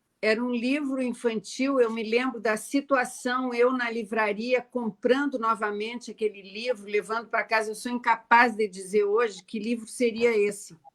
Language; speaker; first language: Portuguese; native; Portuguese